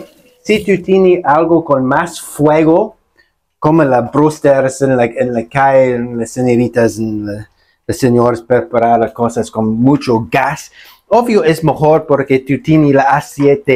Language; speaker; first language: Spanish; non-native, learner; English